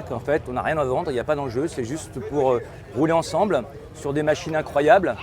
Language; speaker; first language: French; native; French